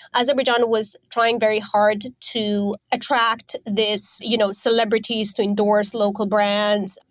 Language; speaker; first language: English; non-native, fluent; Romanian